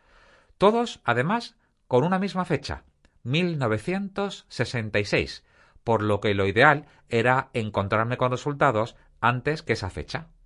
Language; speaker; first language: Spanish; native; Spanish